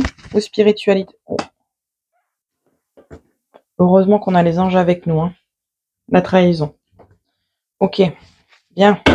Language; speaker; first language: French; native; French